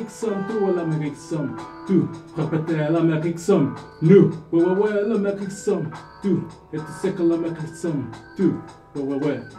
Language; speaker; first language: French; non-native, learner; Spanish